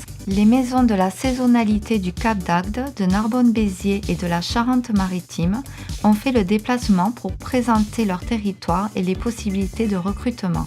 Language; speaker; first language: French; native; French